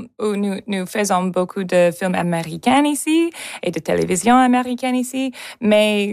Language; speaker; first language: French; non-native, local second language; English